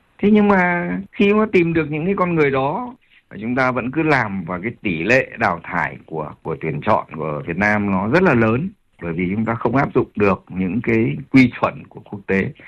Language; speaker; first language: Vietnamese; native; Vietnamese